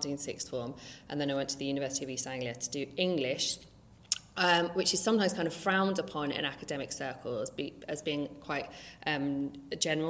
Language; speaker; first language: English; native; English